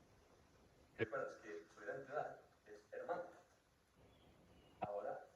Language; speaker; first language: Spanish; non-native, fluent; English